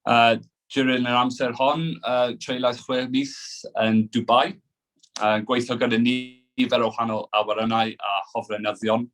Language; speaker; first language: Welsh; non-native, local second language; English